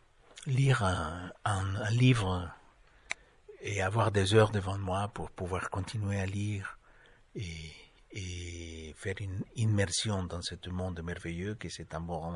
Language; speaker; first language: French; non-native, fluent; Spanish